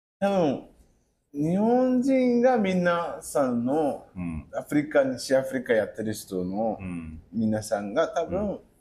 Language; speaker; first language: Japanese; non-native, fluent; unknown